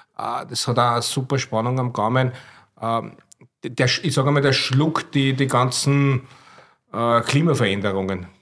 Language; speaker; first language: German; native; German